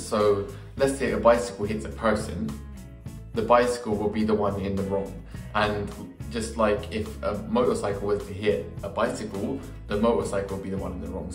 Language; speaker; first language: English; native; English